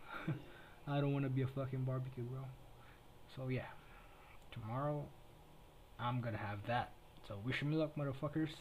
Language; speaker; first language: English; non-native, local second language; Filipino